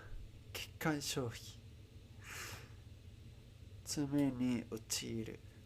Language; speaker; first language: Japanese; non-native, learner; Spanish